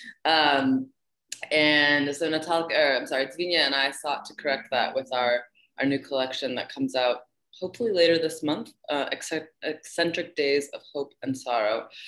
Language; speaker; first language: English; native; English